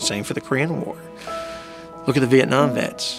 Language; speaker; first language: English; native; English